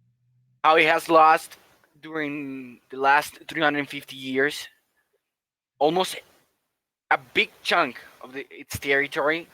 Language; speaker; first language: English; non-native, fluent; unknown